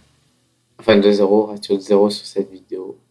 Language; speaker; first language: French; native; French